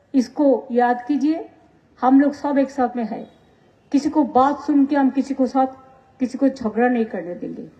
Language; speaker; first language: Hindi; non-native, local second language; Bangla